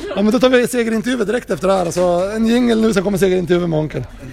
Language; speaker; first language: Swedish; native; Swedish